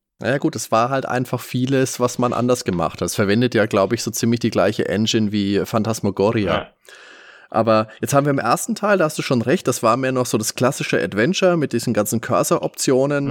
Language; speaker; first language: German; native; German